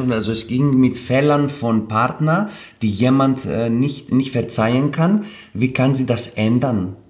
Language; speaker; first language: German; non-native, fluent; Greek